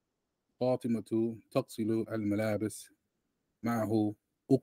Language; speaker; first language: Arabic; non-native, learner; English